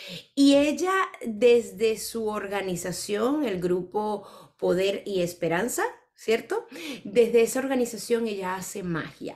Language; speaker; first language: Spanish; native; Spanish